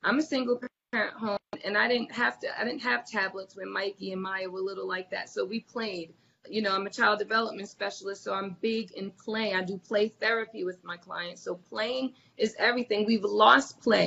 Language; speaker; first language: English; native; English